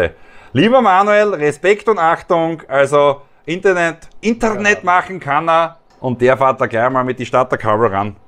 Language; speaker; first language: German; native; German